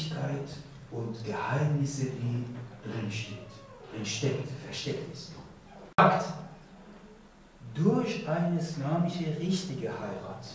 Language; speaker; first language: German; non-native, learner; Persian